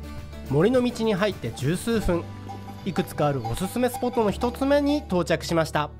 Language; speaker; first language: Japanese; native; Japanese